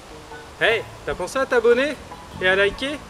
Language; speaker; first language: French; native; French